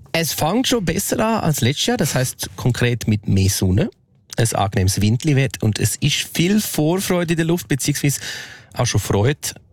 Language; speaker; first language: German; non-native, local second language; Romansh